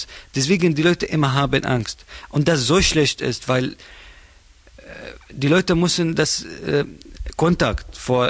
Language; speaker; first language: German; non-native, learner; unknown